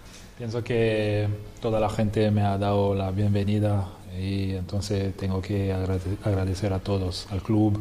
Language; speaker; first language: Spanish; non-native, fluent; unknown